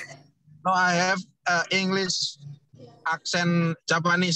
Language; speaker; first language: English; non-native, learner; Indonesian